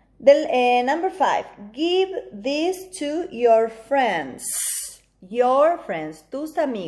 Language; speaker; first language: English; non-native, fluent; Spanish